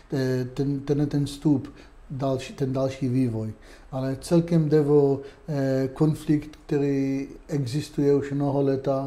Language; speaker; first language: Czech; non-native, fluent; Hebrew